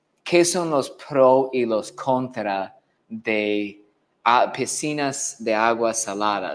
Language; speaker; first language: Spanish; non-native, fluent; English